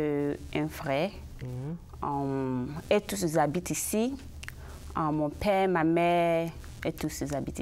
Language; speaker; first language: French; early bilingual, other home language; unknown